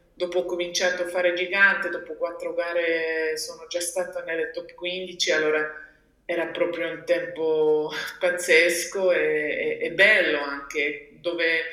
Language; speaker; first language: Italian; non-native, local second language; German